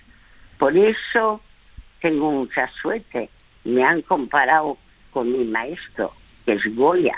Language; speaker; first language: Spanish; early bilingual, other home language; French